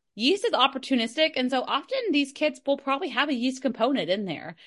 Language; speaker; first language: English; native; English